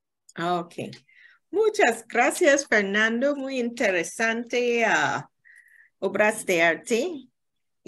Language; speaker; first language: Spanish; non-native, learner; English